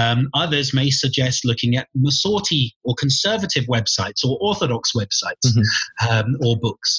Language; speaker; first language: English; native; English